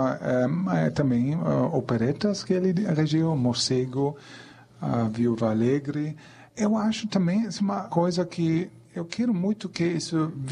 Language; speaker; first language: Portuguese; non-native, fluent; German